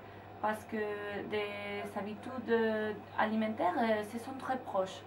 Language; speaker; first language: French; non-native, fluent; Spanish